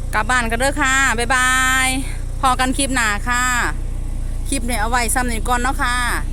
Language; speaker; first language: Thai; native; Thai